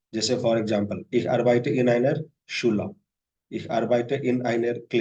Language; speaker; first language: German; non-native, fluent; Hindi